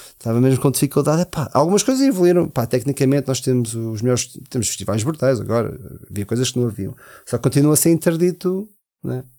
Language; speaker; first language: Portuguese; early bilingual, heritage; Portuguese